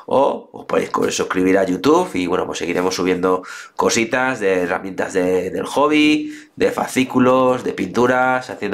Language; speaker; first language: Spanish; native; Spanish